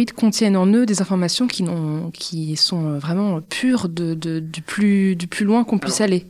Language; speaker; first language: French; native; French